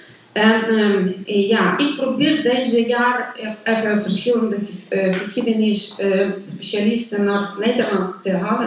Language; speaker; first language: Dutch; non-native, learner; Ukrainian